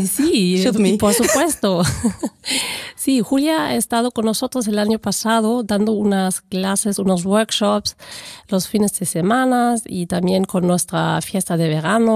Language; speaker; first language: Spanish; non-native, fluent; German